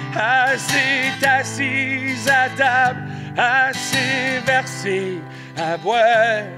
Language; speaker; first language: French; native; French